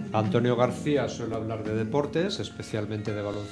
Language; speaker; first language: Spanish; native; Spanish